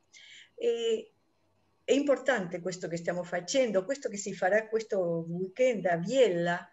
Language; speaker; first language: Italian; non-native, fluent; Spanish